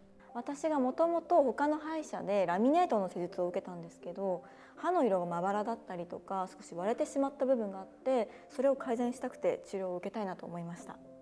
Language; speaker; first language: Japanese; native; Japanese